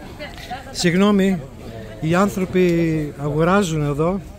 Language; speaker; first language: Greek; non-native, learner; Serbian